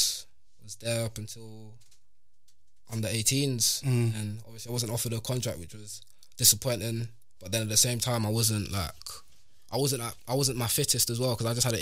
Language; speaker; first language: English; native; English